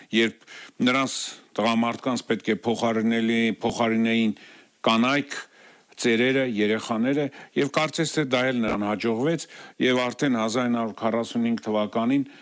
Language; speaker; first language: Armenian; native; Armenian